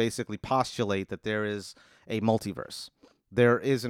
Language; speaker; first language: English; native; English